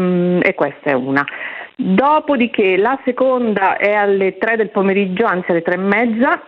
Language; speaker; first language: Italian; native; Italian